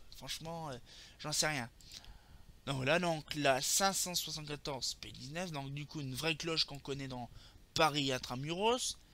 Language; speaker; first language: French; native; French